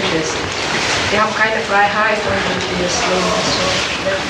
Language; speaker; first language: German; non-native, learner; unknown